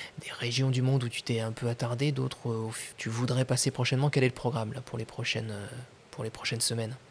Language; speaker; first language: French; native; French